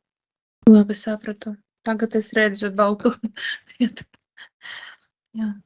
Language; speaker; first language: Latvian; non-native, learner; Russian